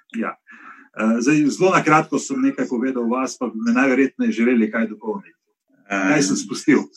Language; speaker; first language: Slovenian; native; Slovenian